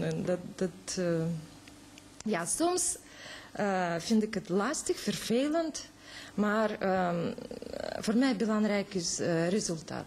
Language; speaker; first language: Dutch; non-native, fluent; Russian